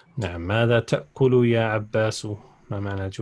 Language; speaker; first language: Arabic; non-native, fluent; English